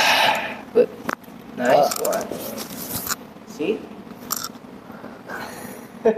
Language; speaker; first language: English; non-native, local second language; Filipino